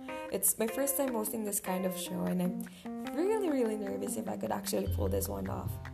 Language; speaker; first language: English; non-native, local second language; Filipino